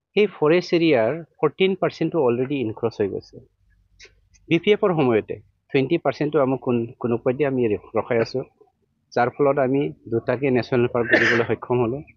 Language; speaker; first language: Assamese; non-native, local second language; Bodo